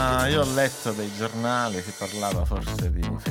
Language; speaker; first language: Italian; native; Italian